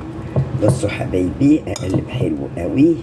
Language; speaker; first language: Arabic; native; Arabic